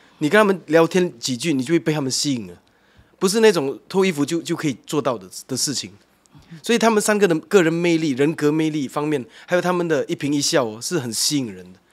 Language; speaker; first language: Chinese; native; Chinese